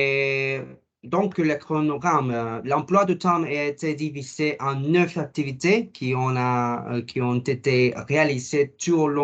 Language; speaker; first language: French; non-native, learner; Spanish